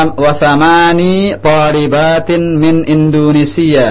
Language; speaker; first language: Arabic; non-native, fluent; Indonesian